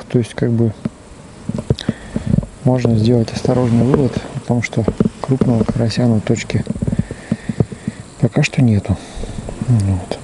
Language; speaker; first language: Russian; native; Russian